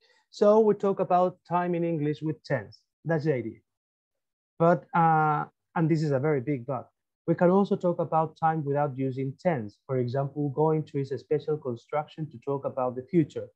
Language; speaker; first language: English; non-native, fluent; Spanish